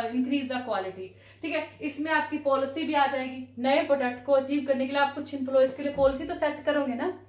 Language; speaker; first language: Hindi; native; Hindi